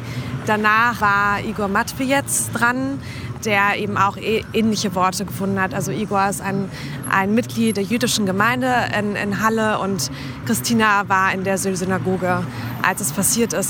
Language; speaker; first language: German; native; German